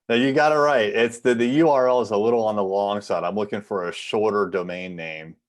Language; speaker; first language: English; native; English